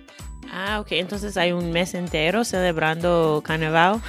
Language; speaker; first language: Spanish; non-native, fluent; English